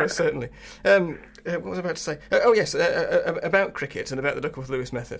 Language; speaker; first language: English; native; English